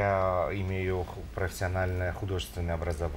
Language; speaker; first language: Russian; non-native, fluent; Romanian